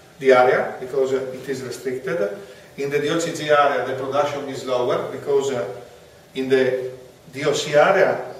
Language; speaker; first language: English; non-native, fluent; Italian